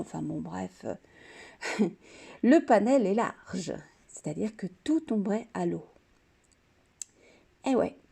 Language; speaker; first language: French; native; French